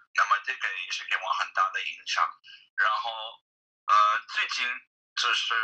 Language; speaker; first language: Chinese; non-native, fluent; English